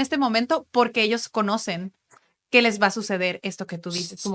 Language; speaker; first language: Spanish; native; Spanish